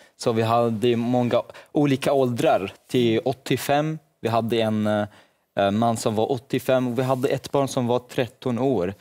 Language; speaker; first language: Swedish; non-native, learner; Arabic